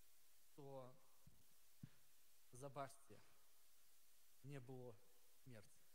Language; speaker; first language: Polish; non-native, learner; Ukrainian